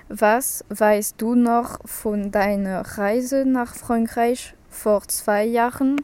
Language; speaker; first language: German; non-native, learner; French